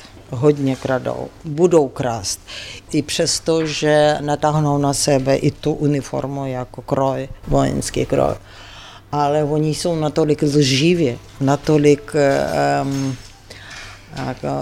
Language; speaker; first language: Czech; non-native, fluent; Ukrainian